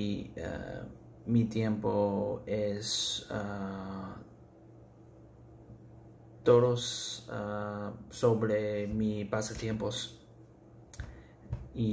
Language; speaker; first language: Spanish; non-native, learner; English